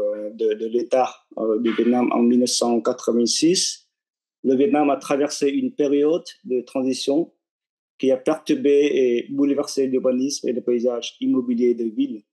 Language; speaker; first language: French; non-native, fluent; Vietnamese